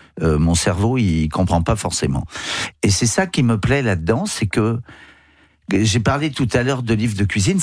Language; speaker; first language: French; native; French